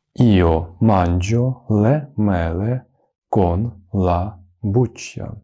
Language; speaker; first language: Italian; non-native, fluent; Ukrainian